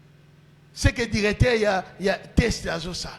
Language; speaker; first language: French; non-native, local second language; Lingala